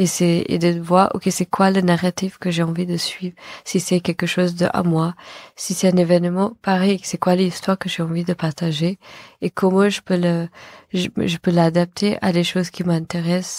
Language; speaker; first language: French; non-native, fluent; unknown